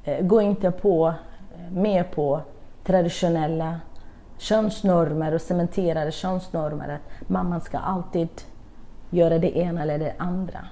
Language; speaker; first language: Swedish; non-native, fluent; Kurdish